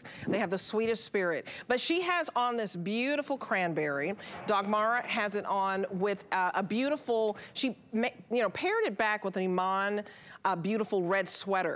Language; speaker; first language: English; native; English